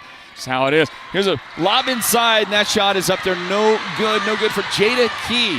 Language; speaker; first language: English; native; English